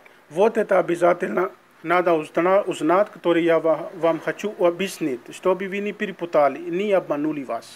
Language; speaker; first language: Russian; non-native, learner; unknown